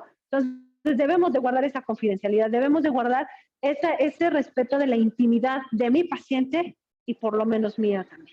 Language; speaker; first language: Spanish; native; Spanish